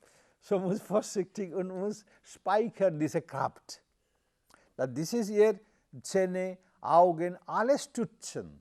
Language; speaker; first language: German; non-native, learner; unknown